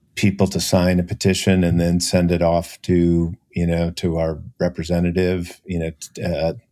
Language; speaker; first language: English; native; English